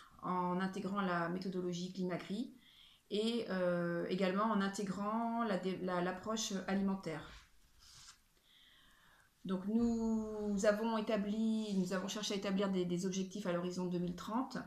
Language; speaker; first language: French; native; French